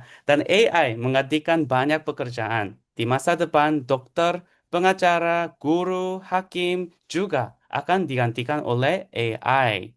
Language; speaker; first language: Indonesian; non-native, fluent; Korean